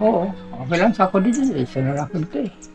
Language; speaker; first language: Filipino; non-native, local second language; Bikol